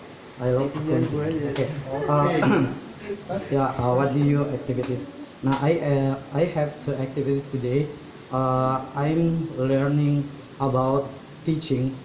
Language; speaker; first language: English; non-native, learner; Indonesian